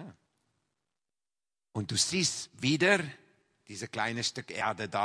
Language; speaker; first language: German; non-native, fluent; English